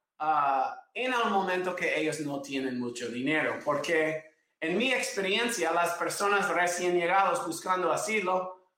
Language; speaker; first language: Spanish; non-native, fluent; English